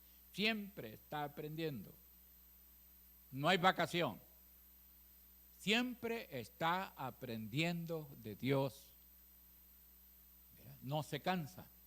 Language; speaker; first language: Spanish; native; Spanish